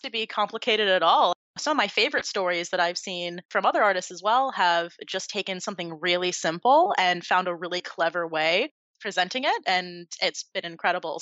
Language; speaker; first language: English; native; English